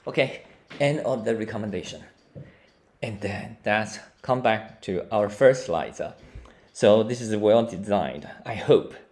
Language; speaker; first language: English; non-native, fluent; Chinese